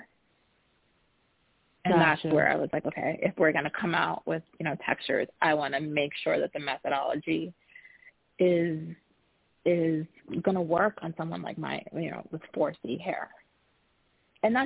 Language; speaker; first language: English; native; English